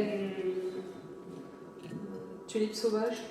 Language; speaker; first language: English; non-native, learner; French